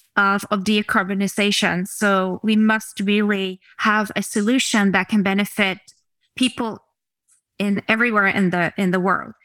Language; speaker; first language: English; non-native, fluent; Norwegian